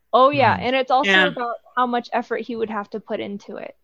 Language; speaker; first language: English; native; English